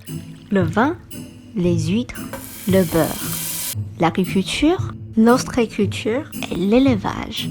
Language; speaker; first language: French; non-native, fluent; Chinese